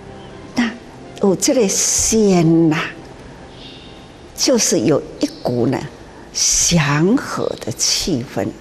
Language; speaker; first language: Chinese; non-native, local second language; Min Nan Chinese